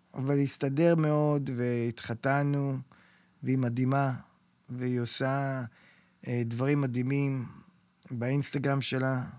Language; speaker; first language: Hebrew; early bilingual, heritage; Hebrew